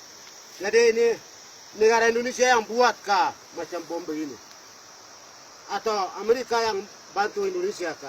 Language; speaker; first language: Indonesian; non-native, local second language; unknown